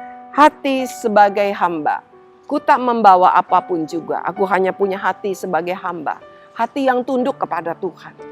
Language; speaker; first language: Indonesian; native; Indonesian